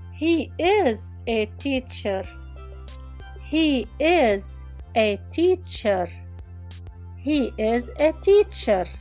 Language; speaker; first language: English; non-native, fluent; Arabic